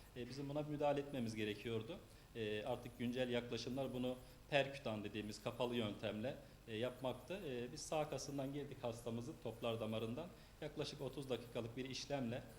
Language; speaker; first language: Turkish; native; Turkish